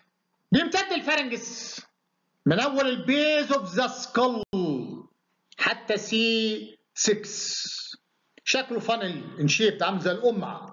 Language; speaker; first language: Arabic; native; Arabic